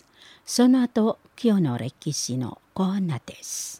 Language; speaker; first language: Japanese; non-native, learner; Indonesian